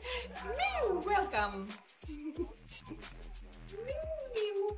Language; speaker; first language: English; non-native, learner; Russian